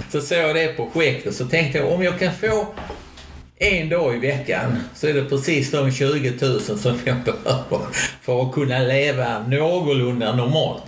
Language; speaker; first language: Swedish; native; Swedish